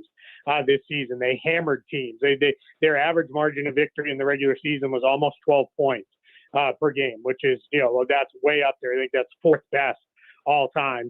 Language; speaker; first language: English; native; English